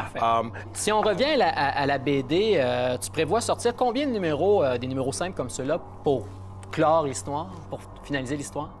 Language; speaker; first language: French; native; French